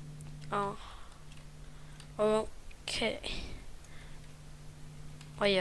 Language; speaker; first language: Swedish; native; Swedish